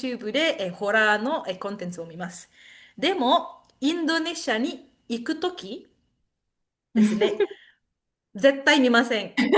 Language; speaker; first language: Japanese; non-native, fluent; Indonesian